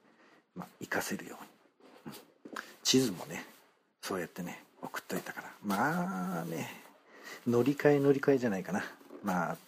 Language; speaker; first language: Japanese; native; Japanese